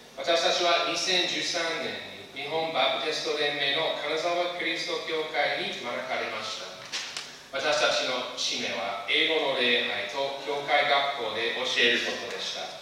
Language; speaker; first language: Japanese; non-native, fluent; English